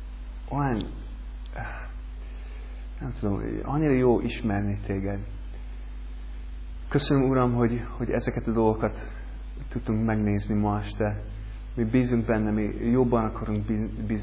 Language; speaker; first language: Hungarian; non-native, learner; English